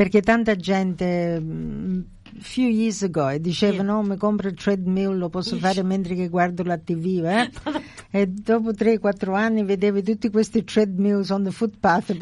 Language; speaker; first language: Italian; early bilingual, heritage; Italian